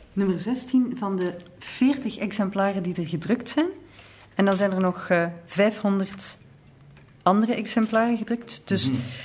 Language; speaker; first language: Dutch; native; Dutch